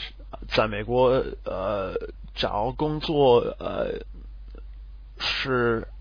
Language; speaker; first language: Chinese; non-native, learner; English